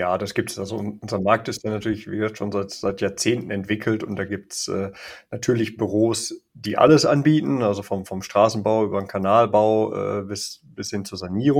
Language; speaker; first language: German; native; German